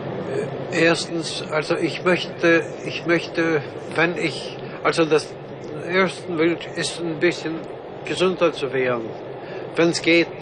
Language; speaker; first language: German; non-native, fluent; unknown